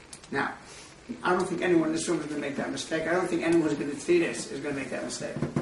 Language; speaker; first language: English; native; English